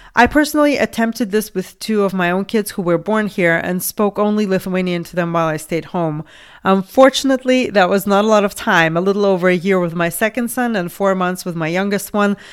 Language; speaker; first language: English; non-native, fluent; Lithuanian